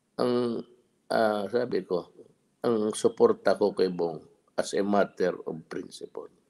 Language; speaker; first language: Filipino; non-native, local second language; Cebuano